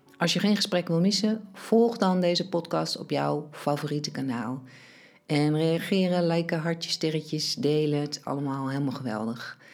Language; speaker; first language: Dutch; native; Dutch